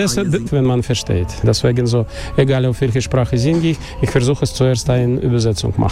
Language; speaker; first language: German; non-native, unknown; Russian